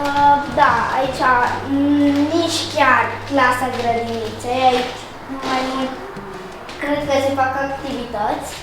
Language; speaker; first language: Romanian; early bilingual, other home language; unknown